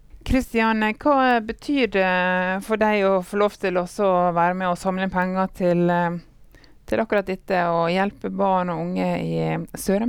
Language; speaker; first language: Norwegian; native; Norwegian